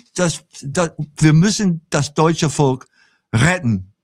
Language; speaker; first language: German; non-native, fluent; English